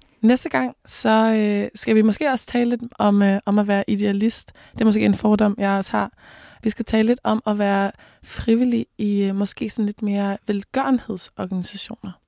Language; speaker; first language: Danish; native; Danish